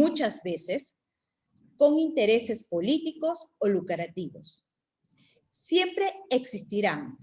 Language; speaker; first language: Spanish; native; Spanish